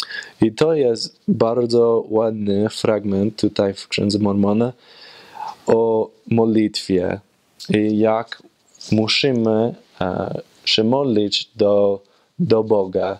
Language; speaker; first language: Polish; non-native, learner; English